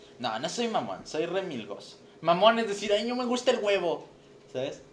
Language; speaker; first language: Spanish; native; Spanish